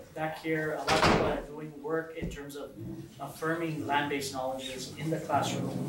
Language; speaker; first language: English; early bilingual, other home language; Spanish